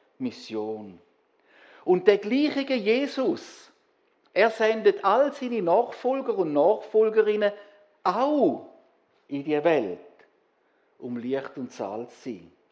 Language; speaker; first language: German; native; German